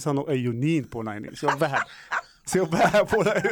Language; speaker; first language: Finnish; non-native, fluent; Arabic